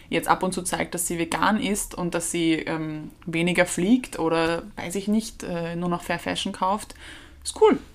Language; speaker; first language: German; native; German